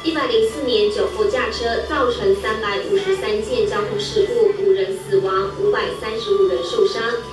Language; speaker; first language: Chinese; native; Chinese